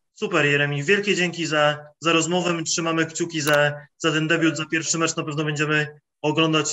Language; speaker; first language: Polish; native; Polish